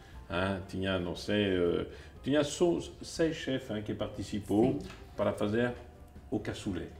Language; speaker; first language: Portuguese; non-native, fluent; French